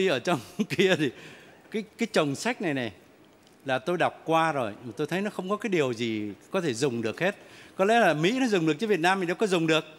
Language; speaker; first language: Vietnamese; native; Vietnamese